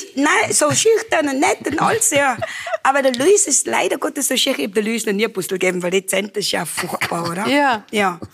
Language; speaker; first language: German; non-native, fluent; Afrikaans